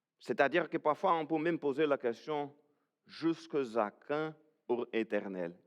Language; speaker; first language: French; non-native, fluent; Portuguese